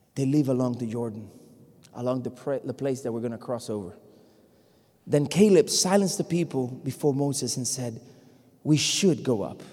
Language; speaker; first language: English; non-native, fluent; Spanish